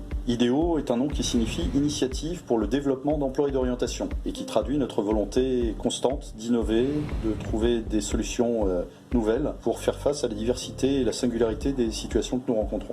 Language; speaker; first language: French; native; French